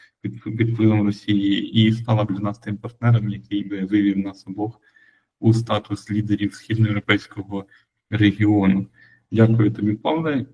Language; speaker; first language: Ukrainian; native; Ukrainian